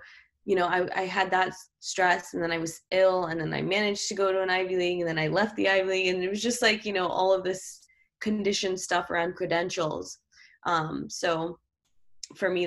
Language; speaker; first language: English; native; English